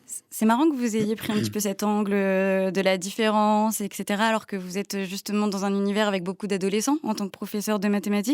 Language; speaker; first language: French; native; French